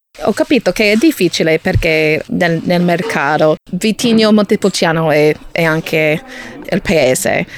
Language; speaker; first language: Italian; non-native, learner; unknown